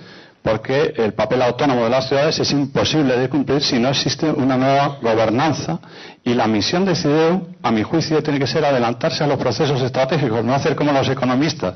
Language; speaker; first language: Spanish; native; Spanish